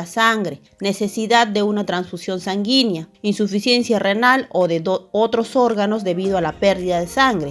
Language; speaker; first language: Spanish; native; Spanish